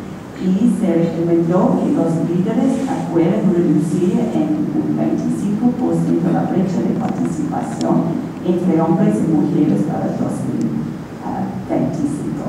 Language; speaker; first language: Spanish; non-native, fluent; English